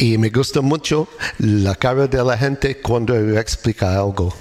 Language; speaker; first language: Spanish; non-native, learner; English